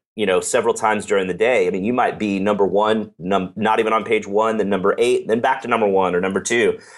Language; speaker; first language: English; native; English